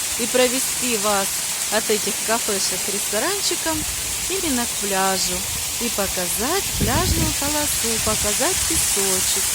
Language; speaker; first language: Russian; native; Russian